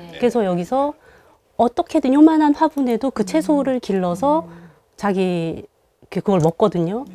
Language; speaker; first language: Korean; native; Korean